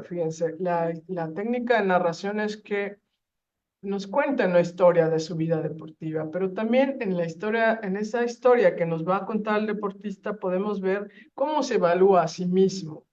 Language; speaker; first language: Spanish; native; Spanish